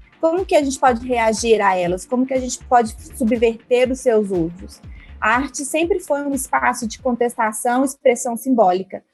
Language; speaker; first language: Portuguese; native; Portuguese